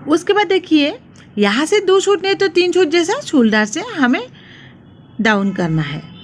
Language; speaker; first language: Hindi; non-native, local second language; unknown